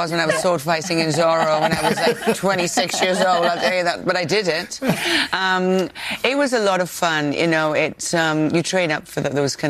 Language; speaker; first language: English; native; English